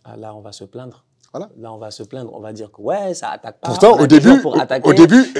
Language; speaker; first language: French; non-native, local second language; Wolof